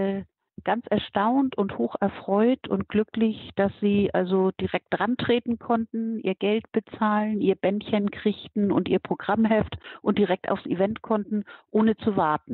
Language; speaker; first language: German; native; German